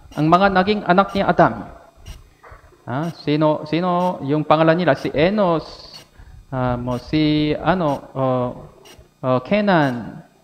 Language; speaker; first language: Filipino; non-native, fluent; Korean